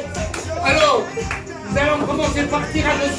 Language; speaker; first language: French; native; French